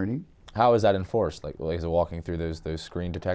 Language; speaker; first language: English; native; English